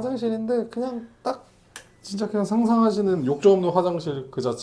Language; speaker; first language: Korean; native; Korean